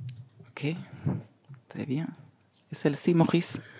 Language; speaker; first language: French; non-native, learner; Spanish